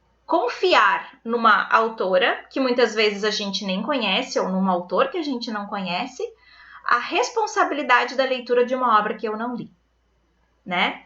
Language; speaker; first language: Portuguese; native; Portuguese